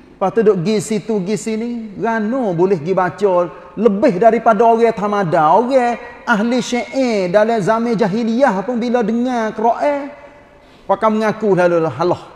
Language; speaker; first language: Malay; native; Malay